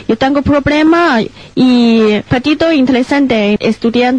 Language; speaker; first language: Spanish; non-native, learner; Chinese